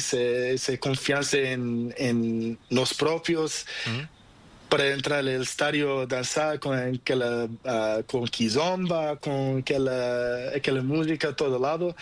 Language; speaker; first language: Spanish; non-native, learner; Portuguese